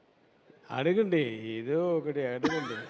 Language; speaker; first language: Telugu; non-native, learner; Tamil